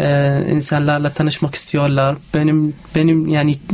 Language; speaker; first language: Turkish; non-native, learner; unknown